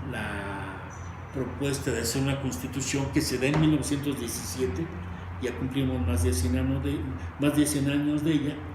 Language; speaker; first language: Spanish; native; Spanish